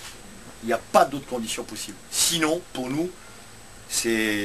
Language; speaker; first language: French; native; French